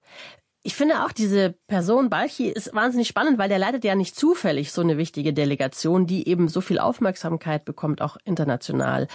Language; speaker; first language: German; native; German